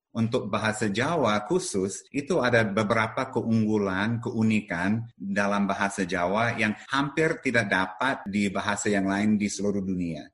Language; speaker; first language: Indonesian; non-native, fluent; English